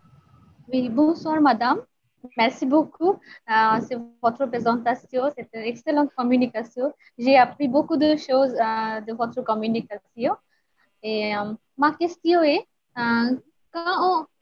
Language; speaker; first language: French; non-native, fluent; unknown